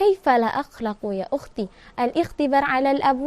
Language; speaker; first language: Arabic; non-native, learner; Indonesian